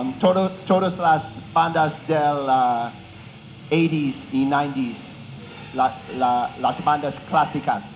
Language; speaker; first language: Spanish; non-native, learner; English